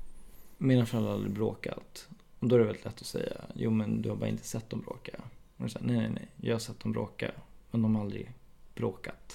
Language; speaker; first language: Swedish; native; Swedish